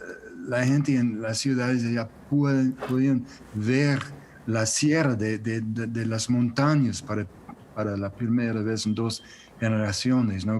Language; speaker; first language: Spanish; non-native, fluent; English